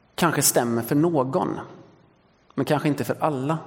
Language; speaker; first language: Swedish; early bilingual, other home language; Danish